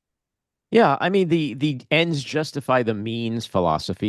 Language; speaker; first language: English; native; English